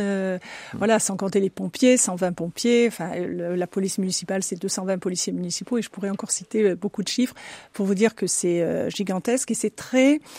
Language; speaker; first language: French; native; French